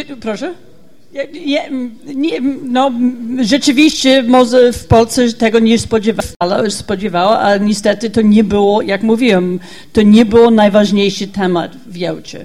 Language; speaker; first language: Polish; non-native, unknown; English